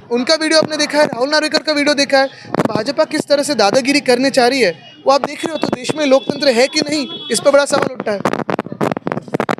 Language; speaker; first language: Hindi; non-native, local second language; Marathi